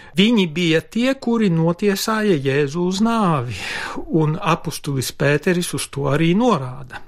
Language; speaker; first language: Latvian; non-native, local second language; Polish